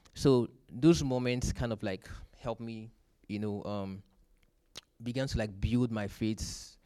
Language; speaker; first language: English; non-native, local second language; Yoruba